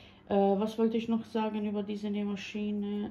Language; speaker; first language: German; non-native, learner; Bosnian